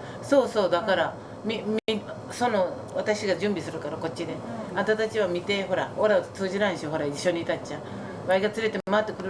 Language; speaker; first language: Japanese; native; Japanese